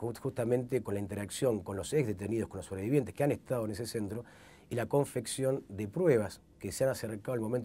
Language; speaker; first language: Spanish; native; Spanish